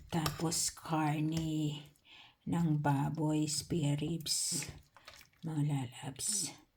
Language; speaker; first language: Filipino; native; Filipino